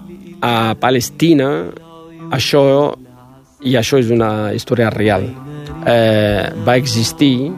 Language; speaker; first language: Catalan; early bilingual, other home language; Riffian